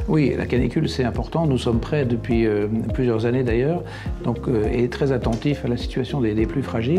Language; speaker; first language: French; native; French